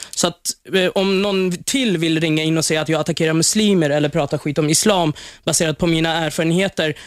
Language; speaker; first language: Swedish; non-native, fluent; Persian